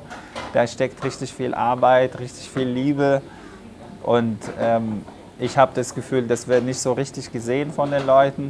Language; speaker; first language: German; non-native, fluent; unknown